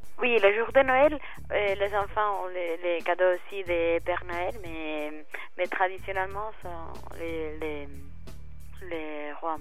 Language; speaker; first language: French; non-native, learner; Spanish